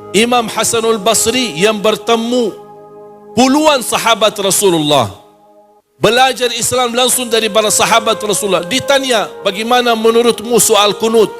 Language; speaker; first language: Malay; non-native, fluent; Arabic